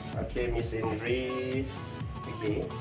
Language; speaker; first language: English; non-native, learner; Indonesian